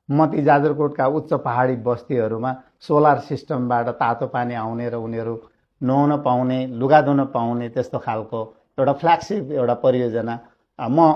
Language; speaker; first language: Nepali; native; Nepali